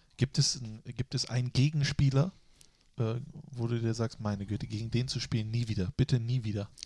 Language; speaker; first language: German; native; German